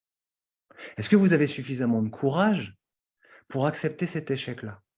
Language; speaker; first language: French; native; French